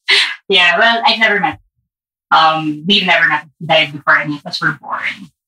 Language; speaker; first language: English; non-native, local second language; Filipino